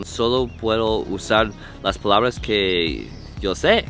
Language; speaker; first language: Spanish; non-native, learner; English